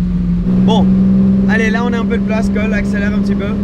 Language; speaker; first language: French; native; French